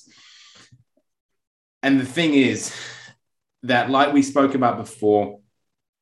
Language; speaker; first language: English; native; English